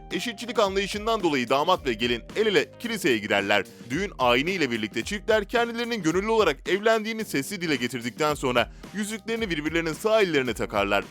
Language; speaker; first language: Turkish; native; Turkish